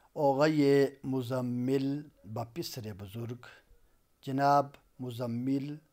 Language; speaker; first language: Persian; non-native, local second language; Urdu